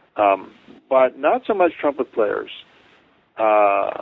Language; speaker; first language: English; native; English